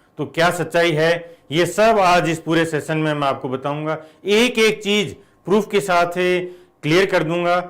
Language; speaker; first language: Hindi; native; Hindi